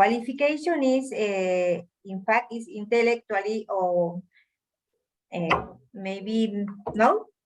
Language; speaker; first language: English; non-native, learner; Spanish